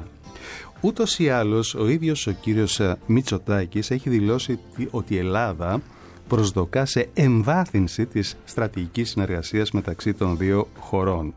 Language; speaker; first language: Greek; native; Greek